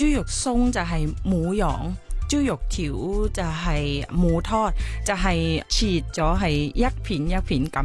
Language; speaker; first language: Cantonese; non-native, fluent; Thai